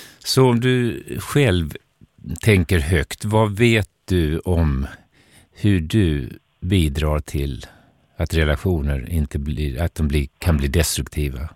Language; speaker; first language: Swedish; native; Swedish